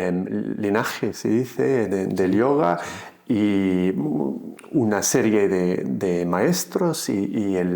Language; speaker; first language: Spanish; non-native, fluent; English